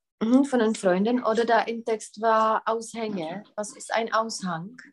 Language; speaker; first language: German; non-native, fluent; Czech